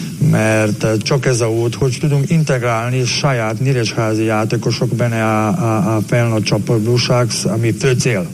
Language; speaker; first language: Hungarian; non-native, learner; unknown